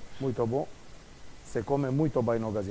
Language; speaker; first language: Portuguese; non-native, fluent; Romanian